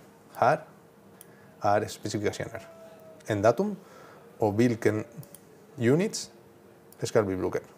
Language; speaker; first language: Norwegian; non-native, learner; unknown